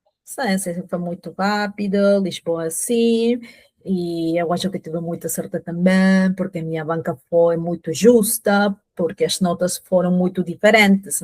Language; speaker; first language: Portuguese; non-native, fluent; Spanish